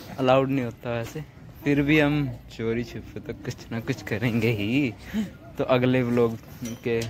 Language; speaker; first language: Hindi; native; Hindi